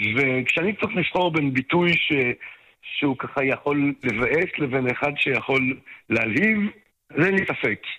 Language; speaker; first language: Hebrew; non-native, fluent; French